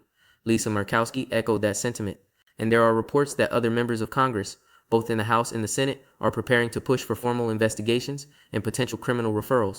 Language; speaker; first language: English; native; English